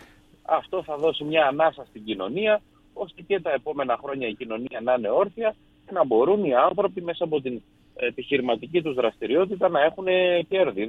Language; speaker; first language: Greek; native; Greek